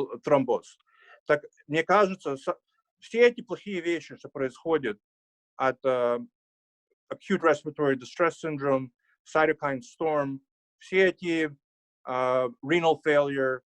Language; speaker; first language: Russian; early bilingual, heritage; Russian